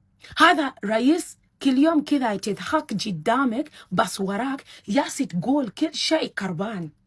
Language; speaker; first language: Arabic; non-native, learner; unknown